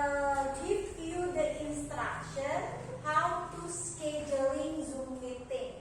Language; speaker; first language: English; non-native, fluent; Indonesian